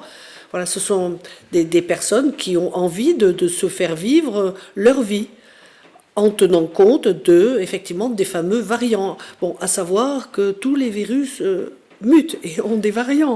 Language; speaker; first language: French; native; French